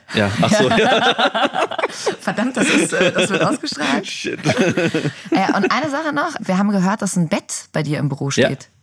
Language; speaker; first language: German; native; German